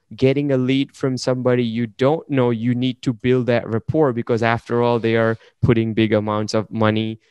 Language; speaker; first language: English; non-native, local second language; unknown